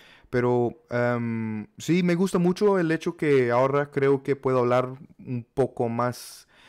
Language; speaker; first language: Spanish; non-native, learner; English